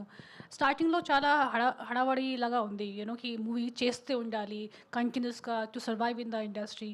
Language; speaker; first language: Telugu; non-native, fluent; Hindi